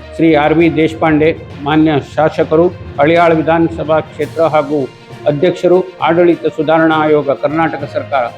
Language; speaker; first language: Kannada; non-native, local second language; Konkani